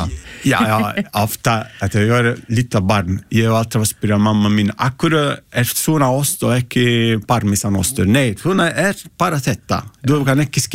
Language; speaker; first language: Icelandic; non-native, learner; Italian